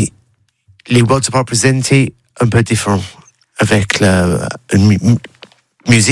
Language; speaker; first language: French; non-native, learner; English